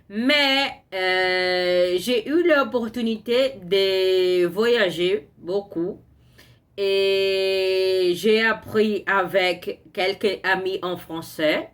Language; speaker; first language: French; non-native, learner; Portuguese